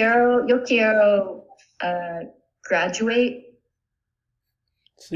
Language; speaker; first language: Spanish; non-native, learner; English